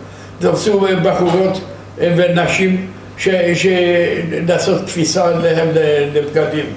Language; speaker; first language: Hebrew; non-native, fluent; Yiddish